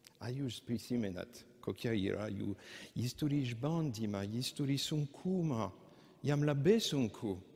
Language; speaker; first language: Lithuanian; non-native, fluent; French